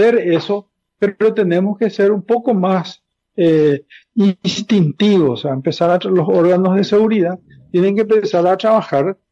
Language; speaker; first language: Spanish; native; Spanish